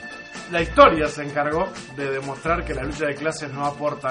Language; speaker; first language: Spanish; native; Spanish